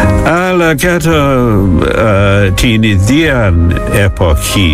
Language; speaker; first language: Greek; non-native, fluent; English